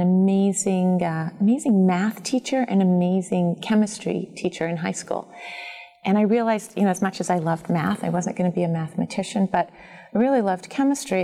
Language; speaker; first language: English; native; English